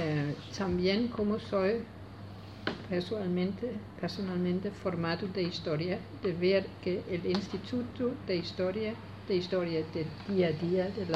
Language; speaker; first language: Spanish; non-native, learner; Danish